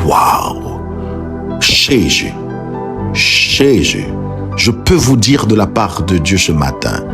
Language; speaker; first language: French; non-native, local second language; Haitian Creole